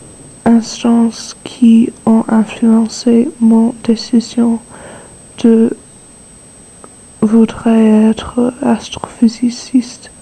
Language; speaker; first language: French; non-native, learner; English